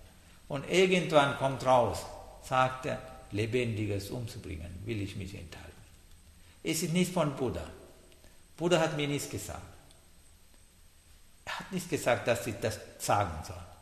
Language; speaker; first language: German; non-native, learner; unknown